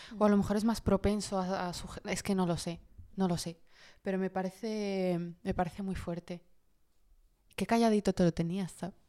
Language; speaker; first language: Spanish; early bilingual, other home language; Arabic